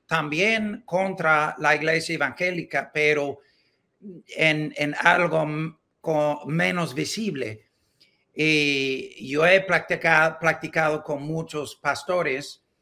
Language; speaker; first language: Spanish; non-native, learner; English